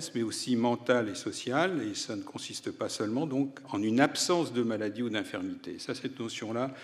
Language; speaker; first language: French; native; French